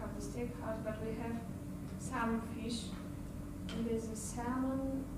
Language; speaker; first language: English; non-native, learner; Russian